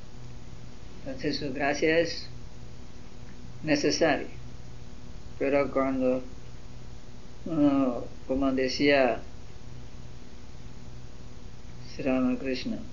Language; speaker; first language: Spanish; non-native, learner; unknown